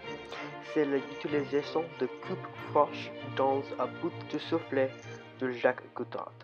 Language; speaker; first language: French; non-native, learner; English